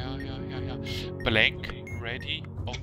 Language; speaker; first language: German; native; German